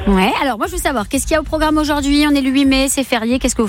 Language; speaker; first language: French; native; French